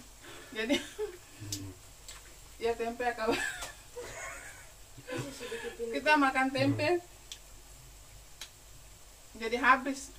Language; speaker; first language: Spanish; non-native, learner; Indonesian